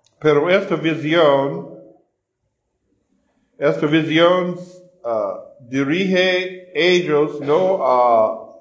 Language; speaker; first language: Spanish; non-native, fluent; English